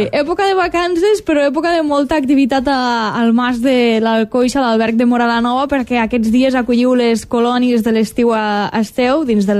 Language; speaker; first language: Catalan; native; Catalan